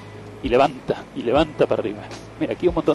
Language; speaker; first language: Spanish; native; Spanish